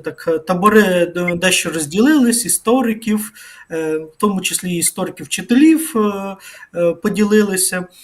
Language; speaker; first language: Ukrainian; native; Ukrainian